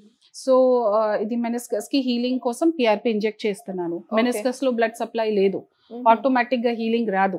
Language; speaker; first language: Telugu; non-native, fluent; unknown